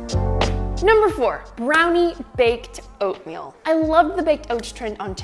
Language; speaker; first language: English; native; English